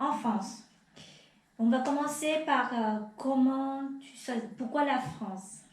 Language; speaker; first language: French; non-native, fluent; Vietnamese